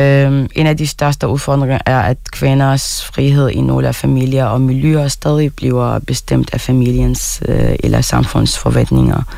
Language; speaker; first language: Danish; non-native, fluent; Arabic